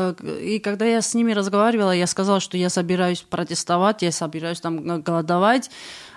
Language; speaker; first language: Russian; non-native, fluent; Georgian